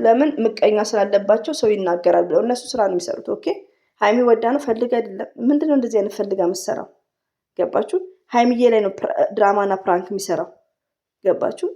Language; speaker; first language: Amharic; native; Amharic